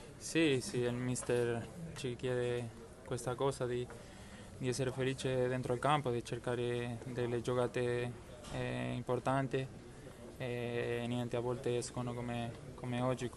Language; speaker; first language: Italian; non-native, fluent; Spanish